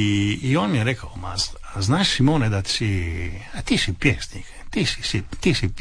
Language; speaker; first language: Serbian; non-native, fluent; Italian